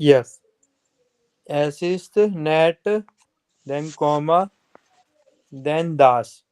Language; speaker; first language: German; non-native, fluent; Hindi